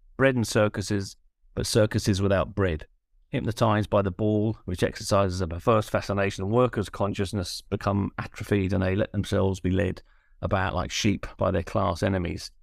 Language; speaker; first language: English; native; English